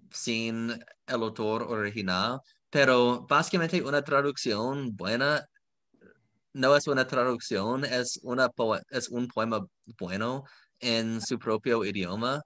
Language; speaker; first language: Spanish; non-native, fluent; English